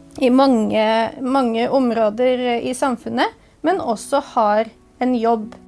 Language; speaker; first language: Norwegian; native; Norwegian